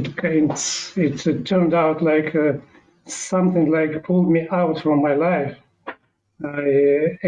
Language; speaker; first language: English; non-native, learner; Ukrainian